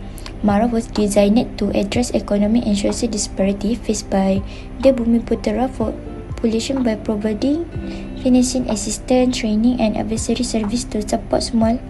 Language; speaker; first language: English; non-native, local second language; Malay